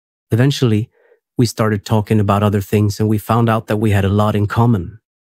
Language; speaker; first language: English; native; English